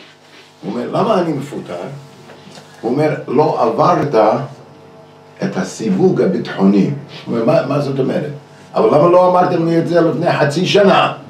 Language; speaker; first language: Hebrew; non-native, fluent; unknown